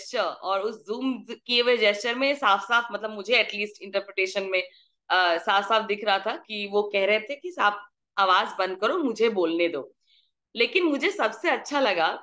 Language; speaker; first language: Hindi; native; Hindi